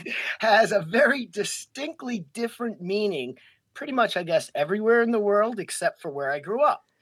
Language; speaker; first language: English; native; English